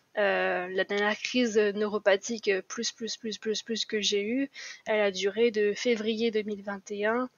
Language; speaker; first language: French; native; French